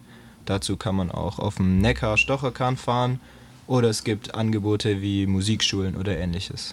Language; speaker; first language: German; native; German